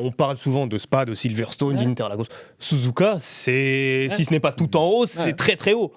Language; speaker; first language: French; native; French